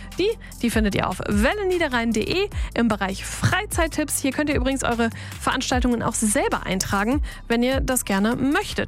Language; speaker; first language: German; native; German